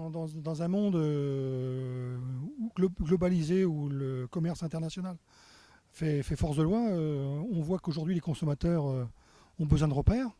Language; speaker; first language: French; native; French